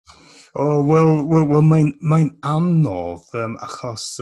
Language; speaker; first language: Welsh; non-native, fluent; English